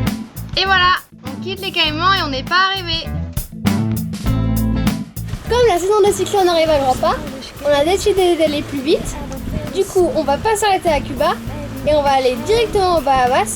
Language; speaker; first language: French; native; French